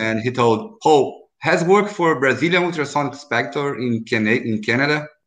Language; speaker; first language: English; non-native, learner; Portuguese